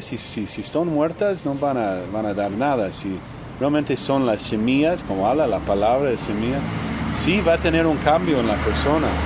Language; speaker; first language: Spanish; non-native, fluent; Portuguese